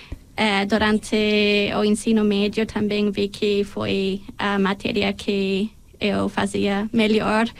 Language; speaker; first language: Portuguese; non-native, fluent; English